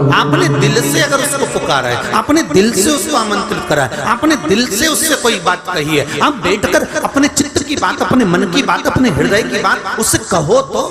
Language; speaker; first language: Hindi; native; Hindi